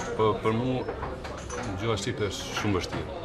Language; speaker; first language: Albanian; non-native, learner; Croatian